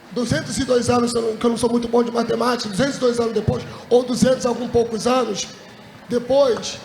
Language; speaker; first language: Portuguese; native; Portuguese